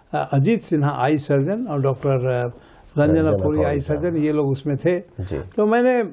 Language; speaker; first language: Hindi; native; Hindi